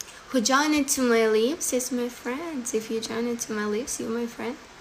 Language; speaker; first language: English; non-native, learner; Ukrainian